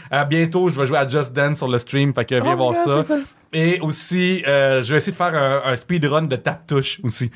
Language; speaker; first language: French; native; French